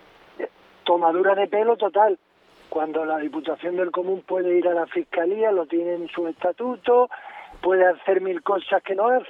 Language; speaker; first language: Spanish; native; Spanish